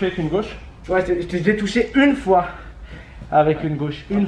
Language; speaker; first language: French; native; French